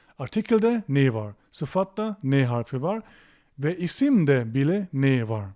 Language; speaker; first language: Turkish; non-native, fluent; German